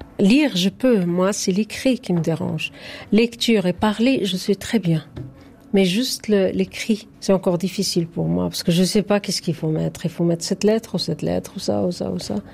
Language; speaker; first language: French; non-native, fluent; Arabic